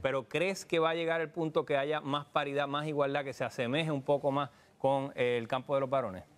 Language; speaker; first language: Spanish; native; Spanish